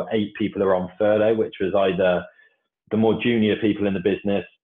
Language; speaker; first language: English; native; English